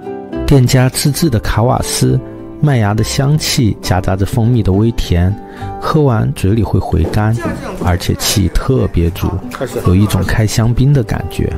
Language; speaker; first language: Chinese; native; Chinese